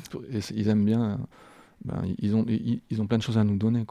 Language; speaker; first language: French; native; French